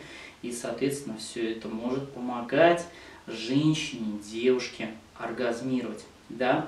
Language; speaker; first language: Russian; native; Russian